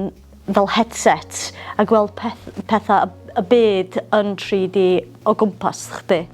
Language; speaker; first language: Welsh; non-native, local second language; English